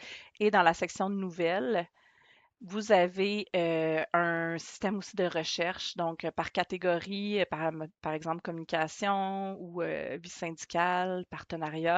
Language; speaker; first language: French; native; French